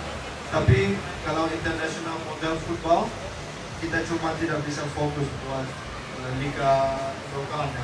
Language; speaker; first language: Indonesian; non-native, fluent; Dutch